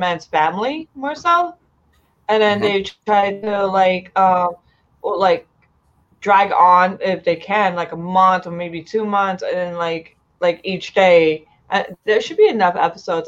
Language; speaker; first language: English; non-native, fluent; Uzbek